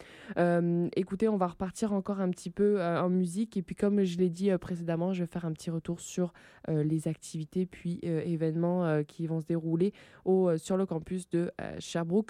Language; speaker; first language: French; native; French